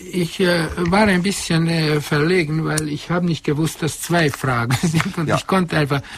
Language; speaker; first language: German; non-native, fluent; Hungarian